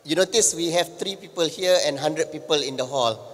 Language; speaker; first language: English; non-native, local second language; Malay